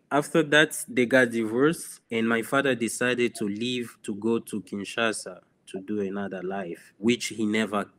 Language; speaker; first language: English; non-native, fluent; Swahili